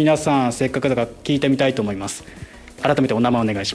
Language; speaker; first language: Japanese; native; Japanese